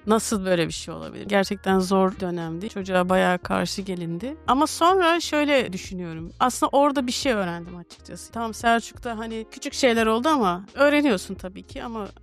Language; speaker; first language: Turkish; native; Turkish